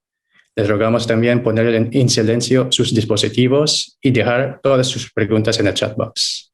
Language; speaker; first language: Spanish; non-native, fluent; Filipino